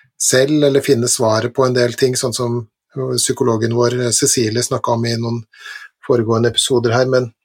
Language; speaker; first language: Norwegian; native; Norwegian